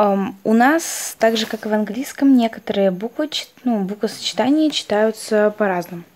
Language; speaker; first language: Russian; native; Russian